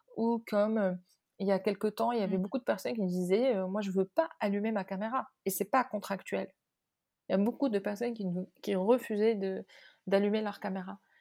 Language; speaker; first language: French; non-native, local second language; Arabic